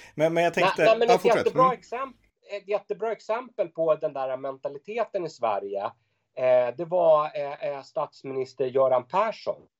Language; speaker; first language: Swedish; native; Swedish